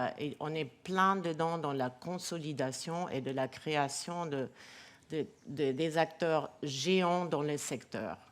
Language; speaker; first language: French; non-native, fluent; German